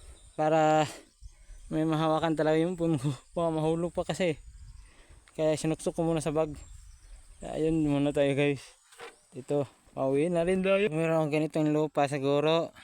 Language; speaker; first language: Filipino; non-native, local second language; Cebuano